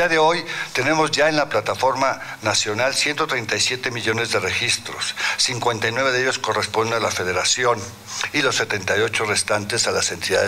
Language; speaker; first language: Spanish; native; Spanish